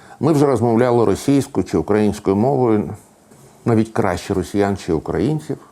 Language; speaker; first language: Ukrainian; native; Ukrainian